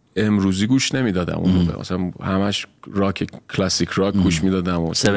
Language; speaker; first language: Persian; native; Persian